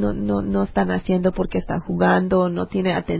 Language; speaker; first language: Spanish; early bilingual, heritage; English